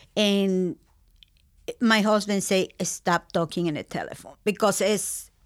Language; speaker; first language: English; non-native, learner; Spanish